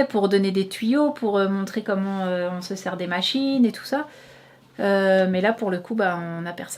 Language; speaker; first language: French; native; French